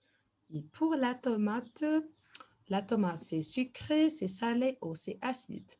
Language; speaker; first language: French; non-native, fluent; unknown